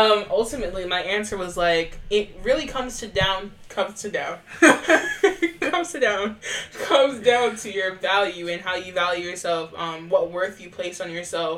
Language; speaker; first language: English; native; English